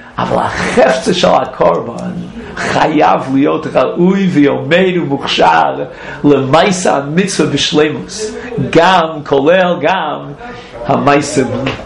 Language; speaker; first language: Hebrew; non-native, fluent; English